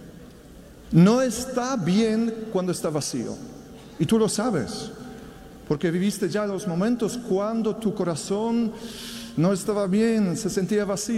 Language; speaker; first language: Spanish; non-native, fluent; Polish